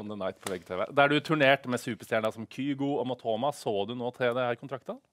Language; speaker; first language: Norwegian; native; Norwegian